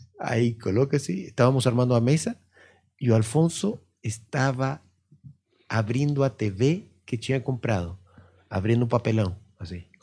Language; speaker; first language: Portuguese; non-native, fluent; Spanish